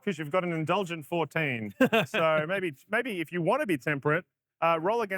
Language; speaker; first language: English; native; English